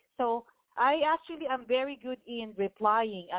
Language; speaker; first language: English; non-native, local second language; Filipino